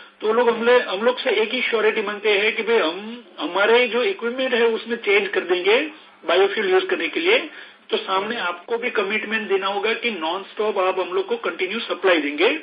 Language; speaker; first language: Hindi; non-native, local second language; Gujarati